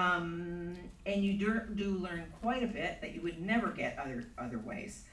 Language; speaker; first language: English; native; English